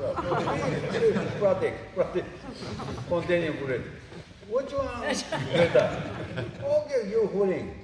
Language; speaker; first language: English; non-native, learner; Japanese